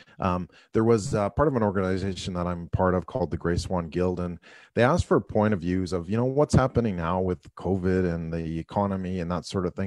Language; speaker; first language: English; native; English